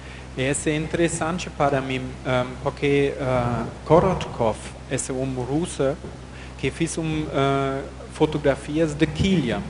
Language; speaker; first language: Portuguese; non-native, learner; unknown